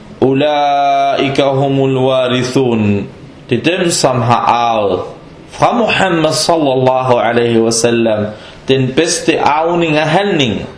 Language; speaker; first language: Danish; non-native, fluent; Arabic